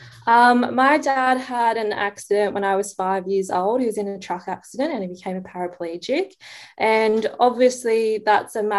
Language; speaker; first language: English; native; English